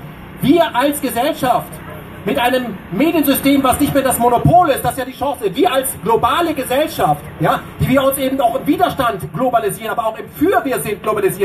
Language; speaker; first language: German; native; German